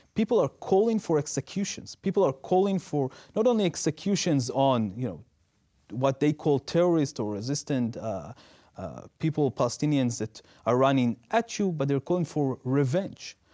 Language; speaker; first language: English; non-native, fluent; Hebrew